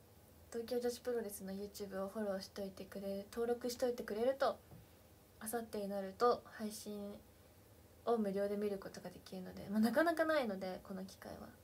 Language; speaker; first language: Japanese; native; Japanese